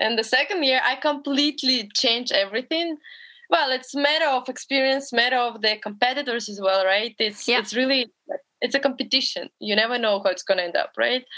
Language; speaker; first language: English; non-native, fluent; Russian